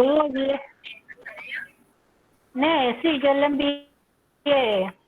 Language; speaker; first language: Spanish; non-native, learner; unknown